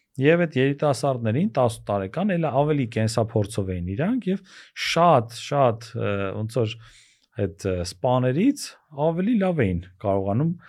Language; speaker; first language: Armenian; native; Armenian